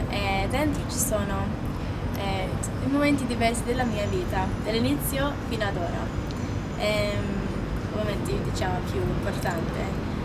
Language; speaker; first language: Italian; non-native, fluent; Maltese